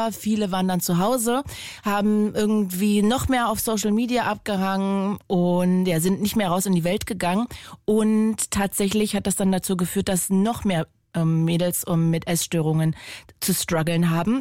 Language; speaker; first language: German; native; German